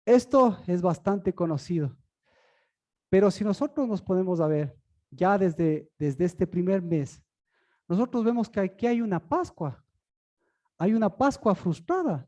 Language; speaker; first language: Spanish; native; Spanish